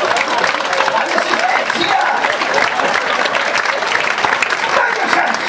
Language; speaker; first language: German; non-native, fluent; English